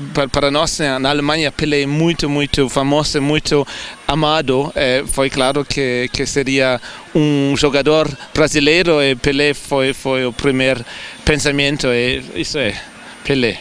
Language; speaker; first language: Portuguese; non-native, fluent; German